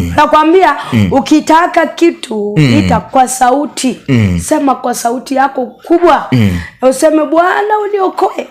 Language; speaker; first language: Swahili; non-native, local second language; Luo (Kenya and Tanzania)